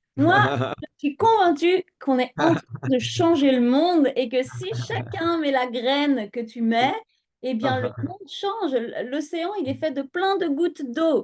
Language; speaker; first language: French; native; French